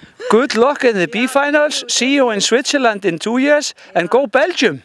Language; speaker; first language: English; non-native, fluent; Icelandic